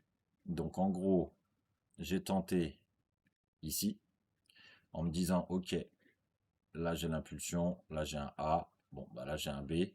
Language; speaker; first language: French; native; French